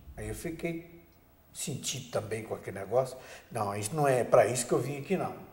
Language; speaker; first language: Portuguese; native; Portuguese